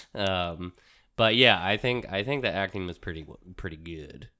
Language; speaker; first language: English; early bilingual, other home language; Spanish